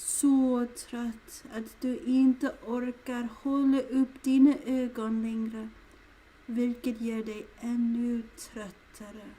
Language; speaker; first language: Swedish; non-native, learner; English